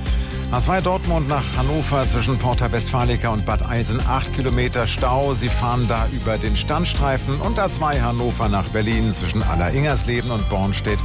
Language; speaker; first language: German; native; German